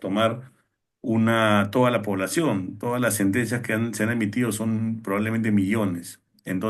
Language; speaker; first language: Spanish; native; Spanish